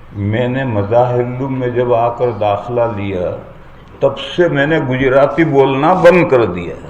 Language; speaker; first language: Urdu; non-native, local second language; Gujarati